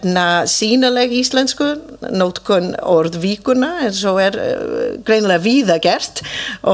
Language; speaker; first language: Icelandic; non-native, fluent; English